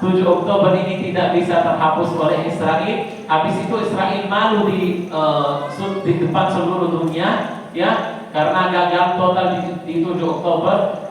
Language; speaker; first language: Indonesian; non-native, fluent; Arabic